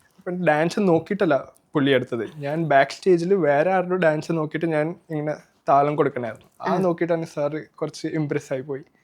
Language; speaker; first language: Malayalam; non-native, local second language; Gujarati